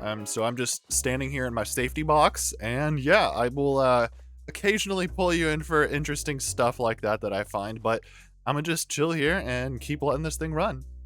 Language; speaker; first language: English; native; English